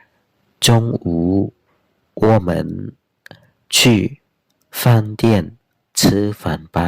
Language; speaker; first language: Chinese; non-native, fluent; Khmer